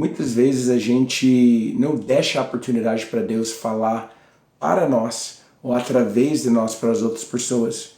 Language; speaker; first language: Portuguese; non-native, learner; English